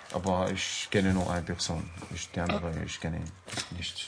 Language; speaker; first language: German; non-native, learner; Arabic